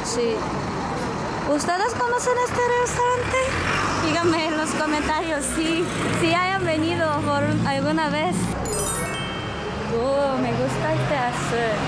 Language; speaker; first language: Spanish; non-native, fluent; Korean